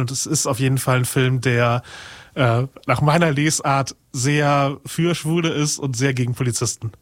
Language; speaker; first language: German; native; German